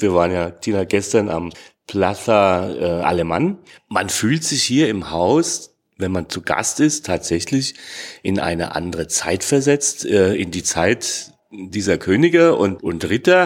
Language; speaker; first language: German; native; German